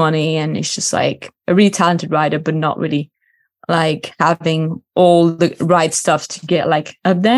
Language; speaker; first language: English; non-native, fluent; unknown